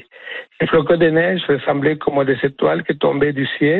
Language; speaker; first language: French; non-native, fluent; Spanish